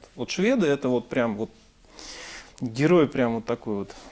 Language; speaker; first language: Russian; native; Russian